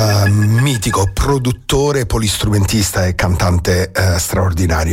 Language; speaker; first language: Italian; native; Italian